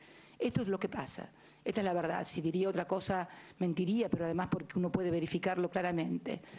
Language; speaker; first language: Spanish; native; Spanish